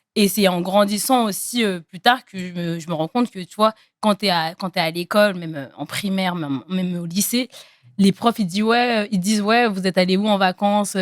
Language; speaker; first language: French; native; French